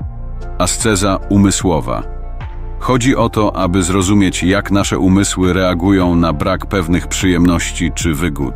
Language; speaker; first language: Polish; native; Polish